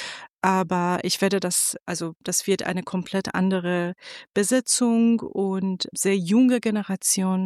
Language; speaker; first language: German; non-native, fluent; Persian